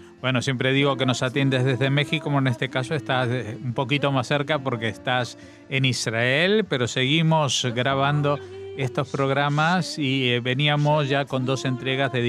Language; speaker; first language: Spanish; native; Spanish